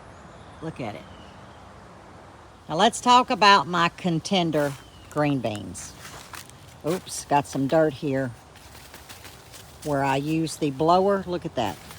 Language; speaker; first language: English; native; English